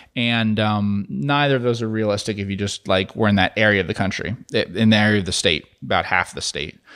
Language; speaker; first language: English; native; English